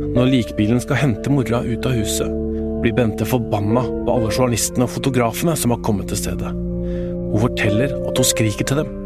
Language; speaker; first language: Norwegian; native; Norwegian